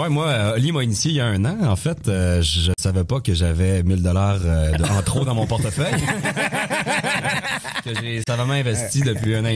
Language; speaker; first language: French; native; French